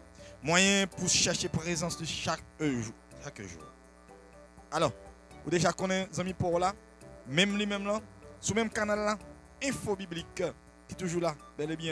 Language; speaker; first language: French; non-native, local second language; Haitian Creole